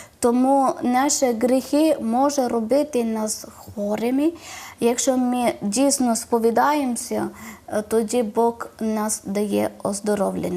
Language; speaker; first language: Ukrainian; non-native, learner; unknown